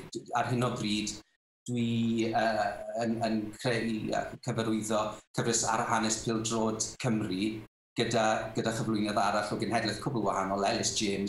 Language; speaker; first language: Welsh; native; Welsh